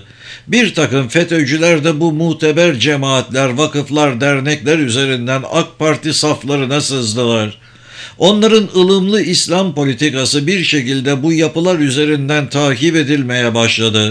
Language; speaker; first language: Turkish; native; Turkish